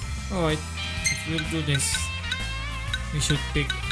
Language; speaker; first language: English; non-native, local second language; Filipino